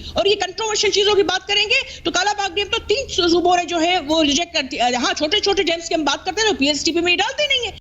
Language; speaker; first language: Urdu; non-native, local second language; Sindhi